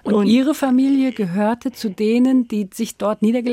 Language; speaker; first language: German; native; German